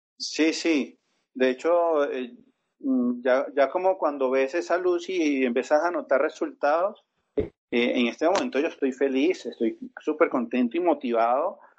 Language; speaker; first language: Spanish; native; Spanish